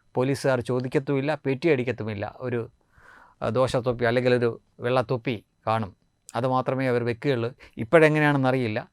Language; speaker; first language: Malayalam; native; Malayalam